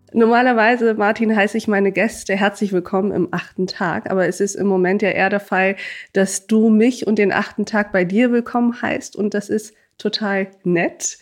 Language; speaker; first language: German; native; German